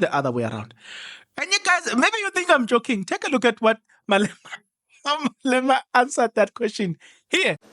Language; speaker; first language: English; non-native, local second language; Zulu